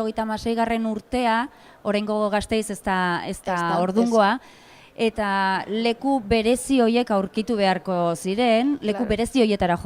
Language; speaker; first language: Basque; native; Basque